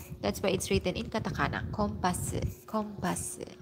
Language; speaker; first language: English; non-native, local second language; Filipino